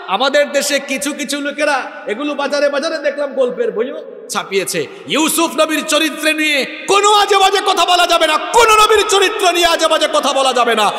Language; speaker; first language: Bangla; native; Bangla